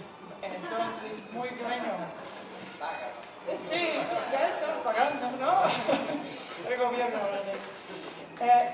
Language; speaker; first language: Spanish; non-native, fluent; Dutch